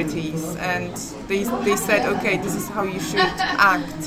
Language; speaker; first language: English; non-native, fluent; Polish